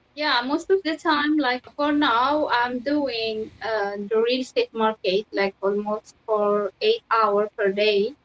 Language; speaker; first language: English; non-native, fluent; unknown